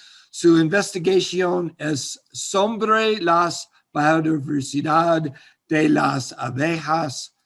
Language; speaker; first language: Spanish; non-native, learner; English